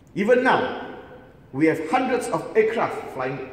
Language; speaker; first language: English; non-native, local second language; Malay